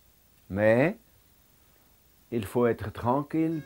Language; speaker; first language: French; non-native, local second language; German